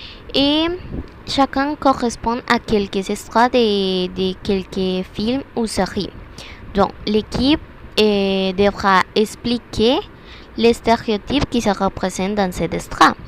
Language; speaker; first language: French; non-native, learner; Spanish